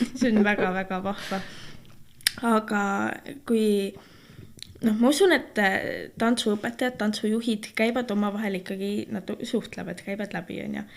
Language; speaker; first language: Estonian; native; Estonian